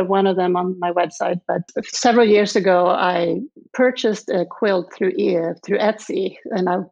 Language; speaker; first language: English; non-native, fluent; Swedish